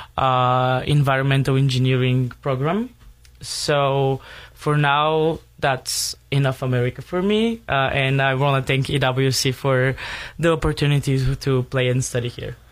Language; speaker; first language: English; non-native, fluent; Bulgarian